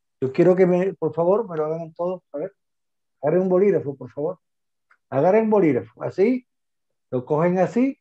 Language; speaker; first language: Spanish; native; Spanish